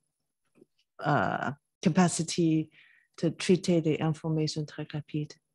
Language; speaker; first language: French; non-native, learner; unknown